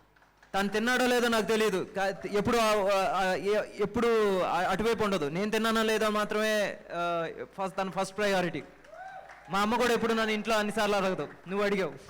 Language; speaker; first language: Telugu; native; Telugu